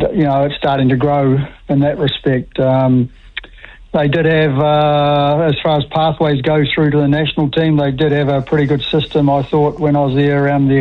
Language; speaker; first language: English; native; English